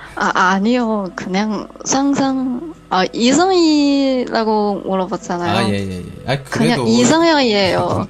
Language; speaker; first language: Korean; early bilingual, heritage; Korean